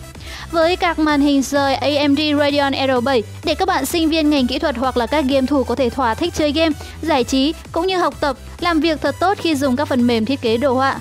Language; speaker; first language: Vietnamese; native; Vietnamese